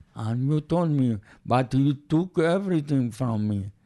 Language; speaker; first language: English; non-native, learner; Persian